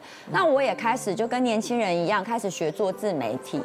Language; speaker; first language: Chinese; native; Chinese